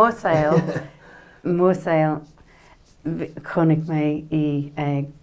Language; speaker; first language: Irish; non-native, learner; English